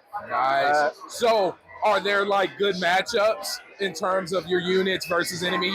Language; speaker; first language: English; native; English